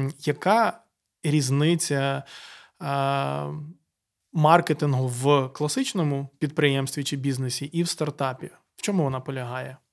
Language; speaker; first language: Ukrainian; native; Ukrainian